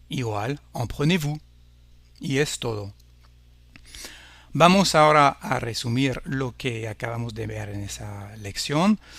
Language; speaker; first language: Spanish; non-native, fluent; French